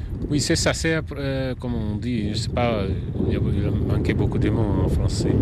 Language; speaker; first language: French; non-native, learner; Kabuverdianu